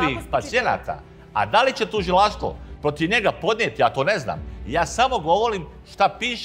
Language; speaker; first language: Serbian; native; Serbian